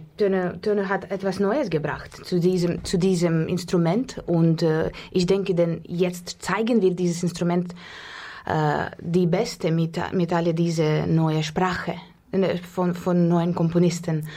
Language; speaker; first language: German; non-native, learner; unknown